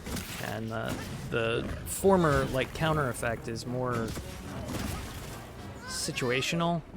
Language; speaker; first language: English; native; English